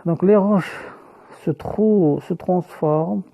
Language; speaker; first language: French; non-native, local second language; Arabic